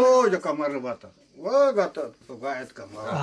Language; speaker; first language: Russian; non-native, local second language; Yakut